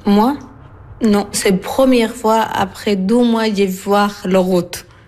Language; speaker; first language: French; non-native, learner; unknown